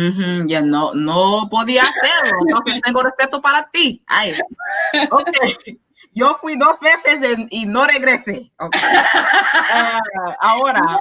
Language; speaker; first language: Spanish; non-native, learner; English